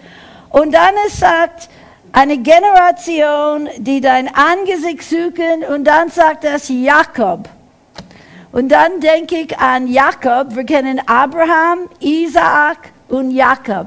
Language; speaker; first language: German; non-native, fluent; English